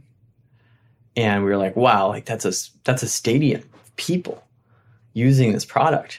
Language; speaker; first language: English; native; English